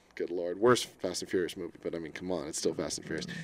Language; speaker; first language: English; native; English